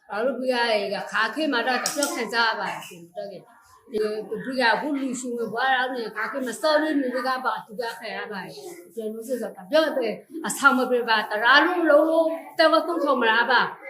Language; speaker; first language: Burmese; native; Burmese